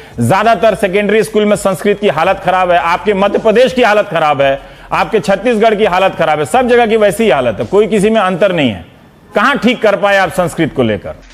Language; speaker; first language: Hindi; non-native, local second language; Bhojpuri